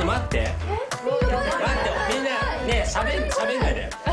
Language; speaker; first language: Japanese; native; Japanese